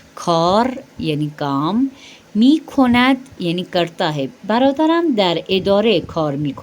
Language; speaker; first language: Persian; non-native, fluent; Urdu